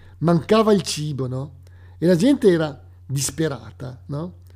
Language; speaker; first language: Italian; native; Italian